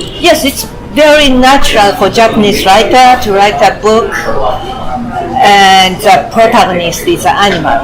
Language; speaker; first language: English; non-native, fluent; Japanese